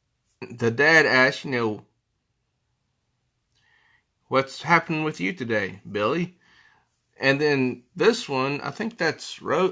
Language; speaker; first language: English; native; English